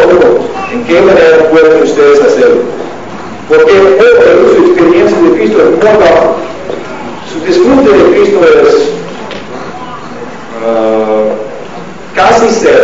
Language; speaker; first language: Spanish; non-native, learner; English